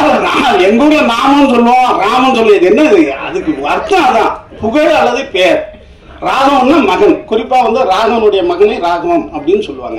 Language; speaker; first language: Tamil; native; Tamil